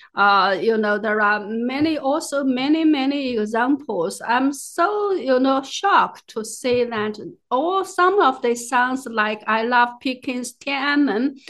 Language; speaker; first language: English; non-native, fluent; Chinese